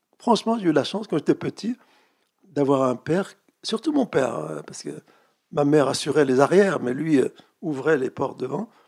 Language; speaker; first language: French; native; French